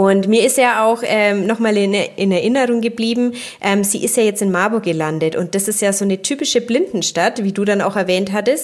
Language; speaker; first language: German; native; German